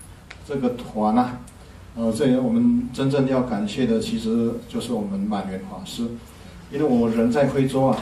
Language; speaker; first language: Chinese; native; Chinese